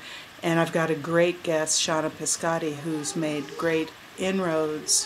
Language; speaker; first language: English; native; English